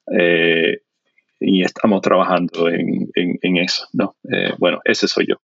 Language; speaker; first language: Spanish; non-native, fluent; English